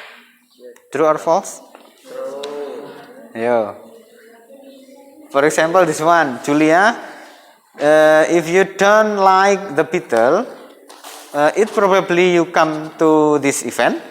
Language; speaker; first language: English; non-native, fluent; Indonesian